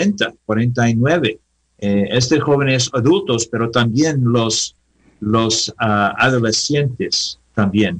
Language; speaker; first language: Spanish; non-native, learner; English